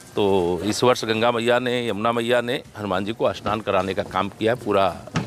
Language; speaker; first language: Hindi; native; Hindi